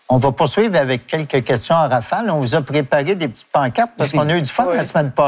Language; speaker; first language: French; native; French